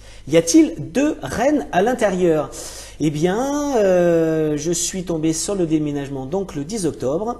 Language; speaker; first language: French; native; French